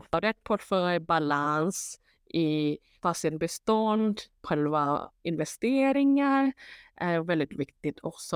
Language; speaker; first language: Swedish; non-native, fluent; Thai